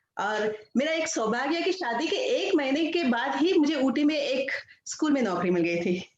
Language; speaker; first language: Hindi; non-native, local second language; Kannada